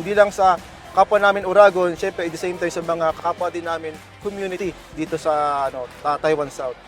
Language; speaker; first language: Filipino; non-native, local second language; Bikol